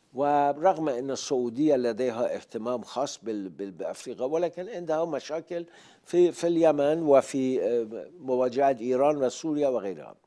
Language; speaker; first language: Arabic; non-native, fluent; Persian